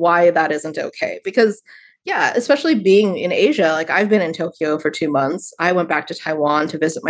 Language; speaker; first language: English; native; English